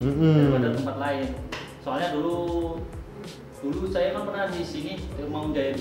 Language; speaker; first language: Indonesian; non-native, local second language; Javanese